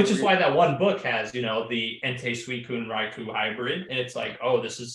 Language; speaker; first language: English; native; English